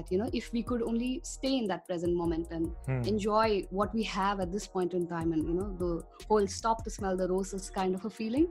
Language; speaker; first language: English; non-native, local second language; Tamil